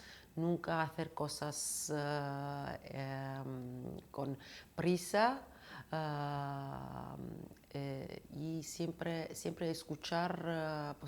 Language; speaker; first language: Spanish; non-native, fluent; Georgian